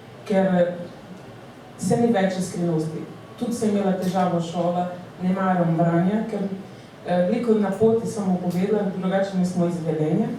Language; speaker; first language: Slovenian; non-native, learner; Portuguese